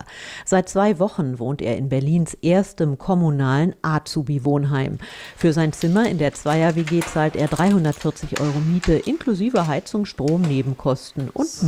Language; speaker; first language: German; native; German